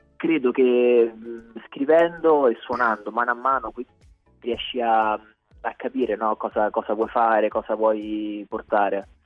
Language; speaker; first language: Italian; native; Italian